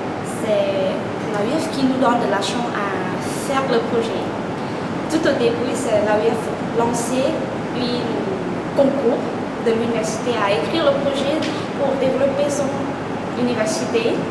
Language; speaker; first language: French; non-native, fluent; Lao